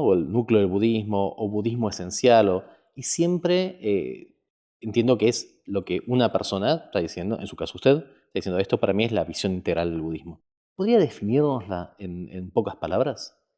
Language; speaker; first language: Spanish; native; Spanish